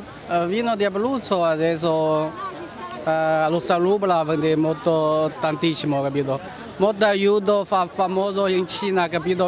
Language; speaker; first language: Italian; non-native, learner; Chinese